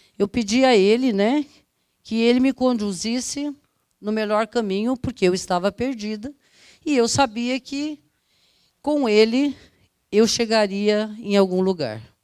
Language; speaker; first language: Portuguese; early bilingual, other home language; Italian